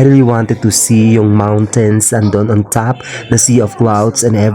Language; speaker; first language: English; non-native, local second language; Filipino